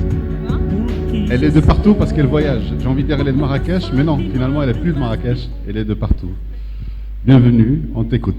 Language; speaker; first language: French; non-native, local second language; Arabic